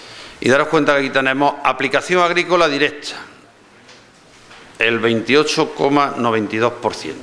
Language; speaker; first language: Spanish; native; Spanish